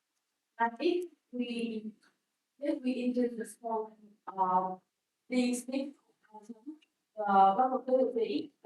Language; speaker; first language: English; non-native, learner; Vietnamese